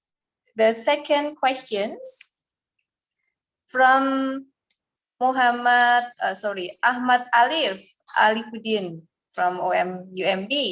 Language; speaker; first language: English; non-native, fluent; Indonesian